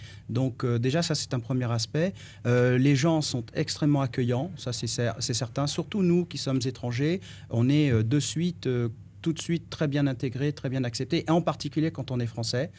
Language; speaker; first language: French; native; French